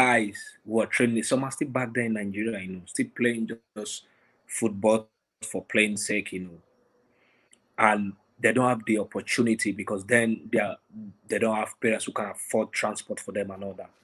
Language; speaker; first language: English; non-native, local second language; Yoruba